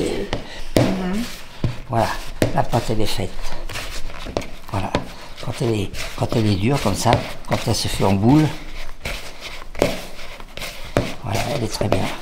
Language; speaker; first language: French; native; French